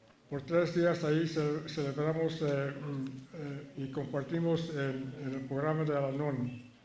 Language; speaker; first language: Spanish; early bilingual, heritage; Spanish